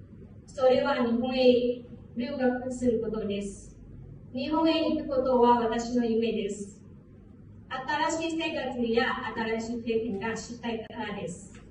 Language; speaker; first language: Japanese; non-native, fluent; Hmong